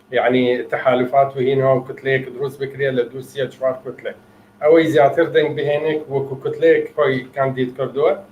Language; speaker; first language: Central Kurdish; non-native, local second language; Arabic